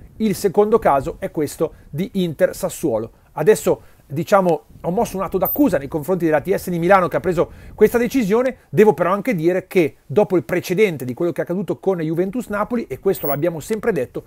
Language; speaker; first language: Italian; native; Italian